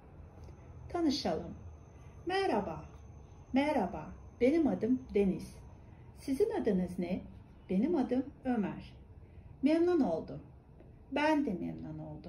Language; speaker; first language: Turkish; non-native, fluent; Kazakh